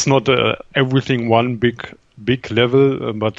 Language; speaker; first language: English; non-native, fluent; German